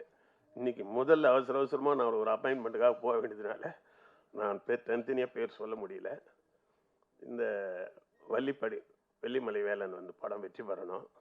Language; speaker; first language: Tamil; native; Tamil